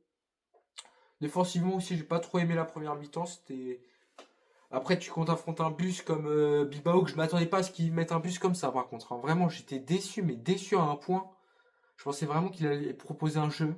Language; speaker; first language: French; native; French